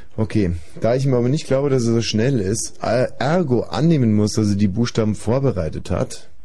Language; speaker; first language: German; native; German